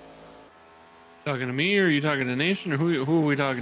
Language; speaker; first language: English; native; English